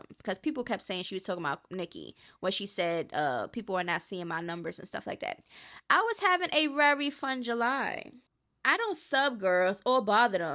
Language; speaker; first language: English; native; English